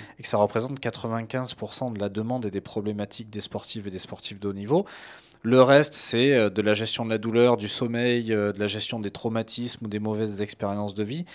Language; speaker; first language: French; native; French